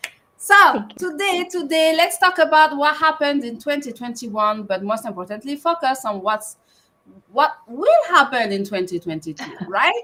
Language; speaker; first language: English; non-native, fluent; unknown